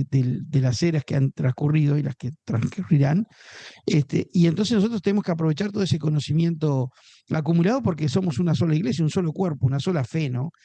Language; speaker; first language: Spanish; native; Spanish